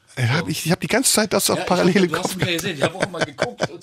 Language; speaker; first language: German; early bilingual, other home language; Turkish